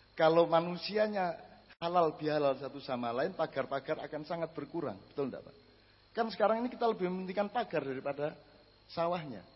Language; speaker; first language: Indonesian; native; Indonesian